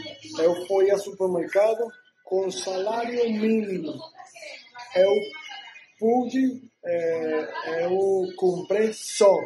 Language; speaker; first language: Portuguese; non-native, learner; Spanish